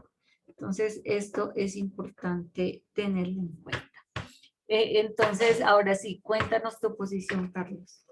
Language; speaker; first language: Spanish; native; Spanish